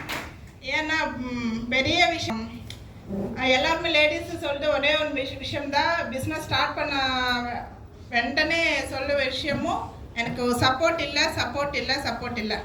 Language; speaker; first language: Tamil; non-native, learner; Telugu